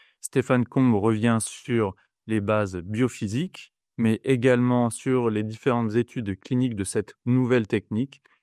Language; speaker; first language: French; native; French